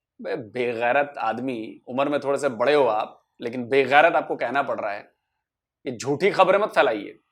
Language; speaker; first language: Hindi; native; Hindi